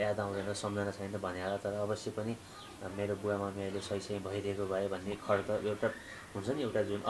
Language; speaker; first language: Nepali; native; Nepali